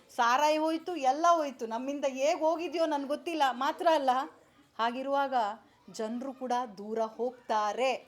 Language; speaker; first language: Kannada; non-native, local second language; Konkani